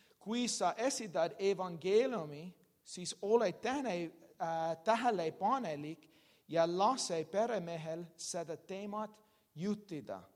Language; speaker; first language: Estonian; non-native, learner; English